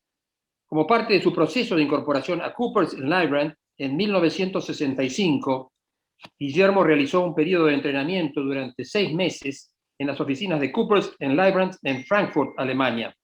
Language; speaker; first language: Spanish; native; Spanish